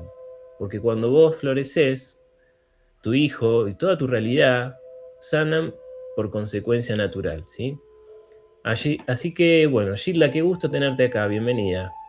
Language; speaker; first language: Spanish; native; Spanish